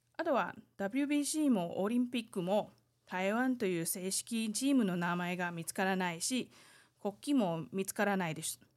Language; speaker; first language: Japanese; non-native, fluent; Chinese